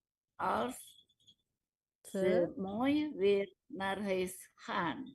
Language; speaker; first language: Dutch; non-native, learner; Indonesian